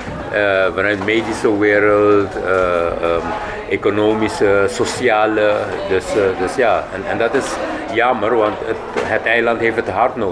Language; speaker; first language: Dutch; non-native, local second language; Papiamento